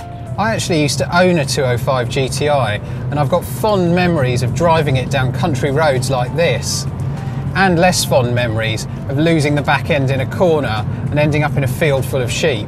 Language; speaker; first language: English; native; English